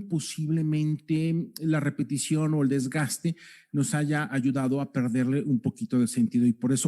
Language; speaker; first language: Spanish; native; Spanish